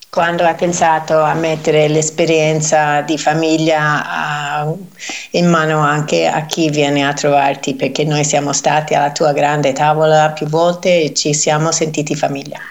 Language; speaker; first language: Italian; native; Italian